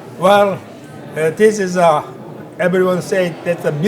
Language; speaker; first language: English; non-native, learner; Korean